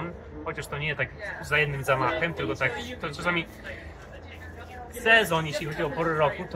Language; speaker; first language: Polish; early bilingual, heritage; English